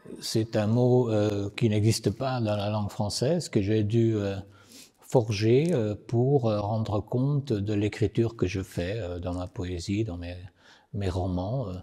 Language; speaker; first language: French; non-native, local second language; Italian